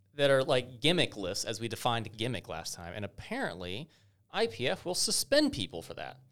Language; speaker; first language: English; native; English